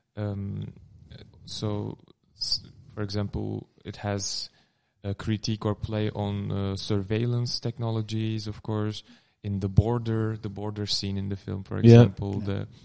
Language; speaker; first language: English; non-native, fluent; Turkish